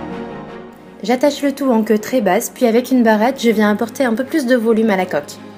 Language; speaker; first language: French; native; French